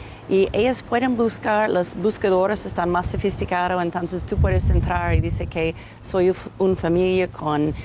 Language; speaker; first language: Spanish; non-native, learner; English